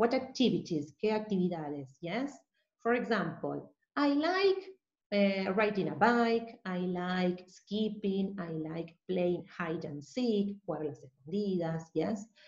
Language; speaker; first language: English; non-native, fluent; Spanish